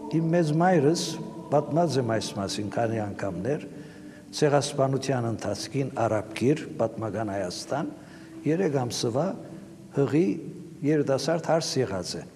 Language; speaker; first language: Armenian; native; Armenian